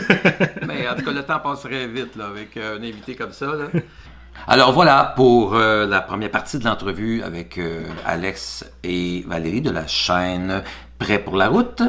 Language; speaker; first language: French; native; French